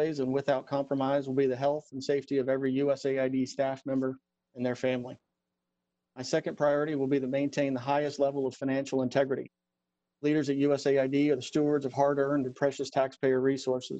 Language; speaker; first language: English; native; English